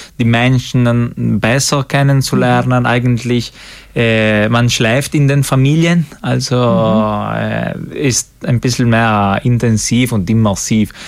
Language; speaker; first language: German; non-native, local second language; Italian